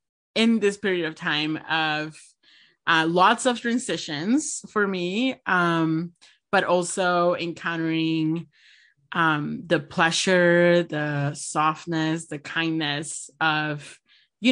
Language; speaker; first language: English; non-native, fluent; Spanish